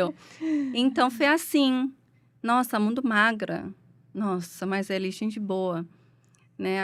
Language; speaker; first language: Portuguese; non-native, learner; Chinese